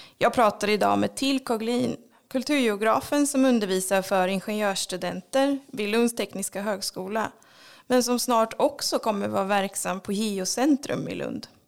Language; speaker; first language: Swedish; native; Swedish